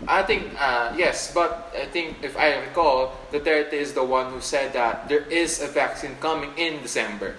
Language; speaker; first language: English; non-native, local second language; Filipino